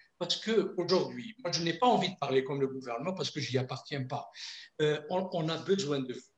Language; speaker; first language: French; non-native, local second language; Kabyle